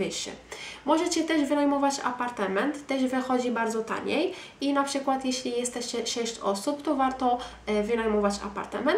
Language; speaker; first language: Polish; non-native, fluent; Arabic